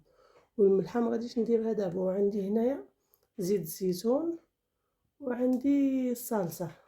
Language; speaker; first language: Arabic; native; Arabic